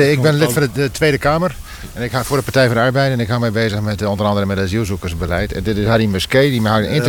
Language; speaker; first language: Dutch; native; Dutch